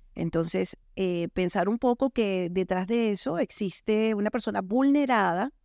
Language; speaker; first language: Spanish; native; Spanish